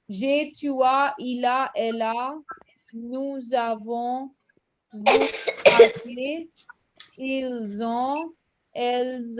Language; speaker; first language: French; non-native, fluent; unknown